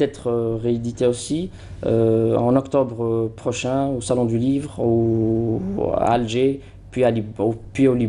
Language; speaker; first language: French; non-native, local second language; Arabic